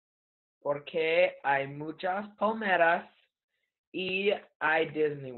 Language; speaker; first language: Spanish; non-native, learner; English